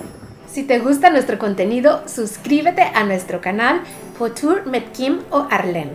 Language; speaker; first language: Spanish; native; Spanish